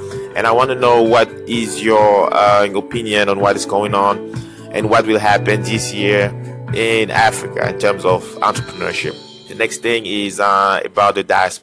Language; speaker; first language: English; non-native, local second language; French